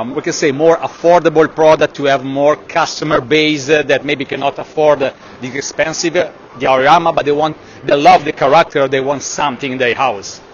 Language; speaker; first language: English; non-native, fluent; Italian